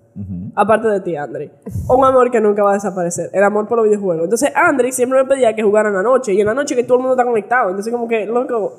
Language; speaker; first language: Spanish; early bilingual, heritage; Spanish